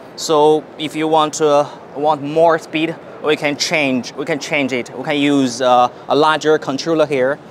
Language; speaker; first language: English; non-native, learner; Chinese